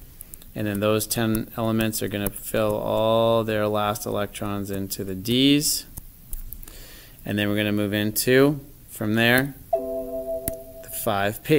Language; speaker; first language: English; native; English